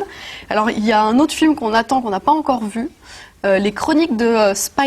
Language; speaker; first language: French; native; French